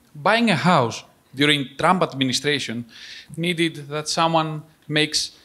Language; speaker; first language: English; non-native, fluent; Greek